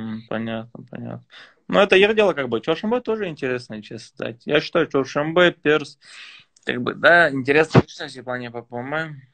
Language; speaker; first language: Russian; native; Russian